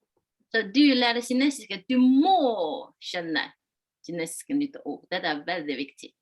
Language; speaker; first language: Norwegian; non-native, fluent; Chinese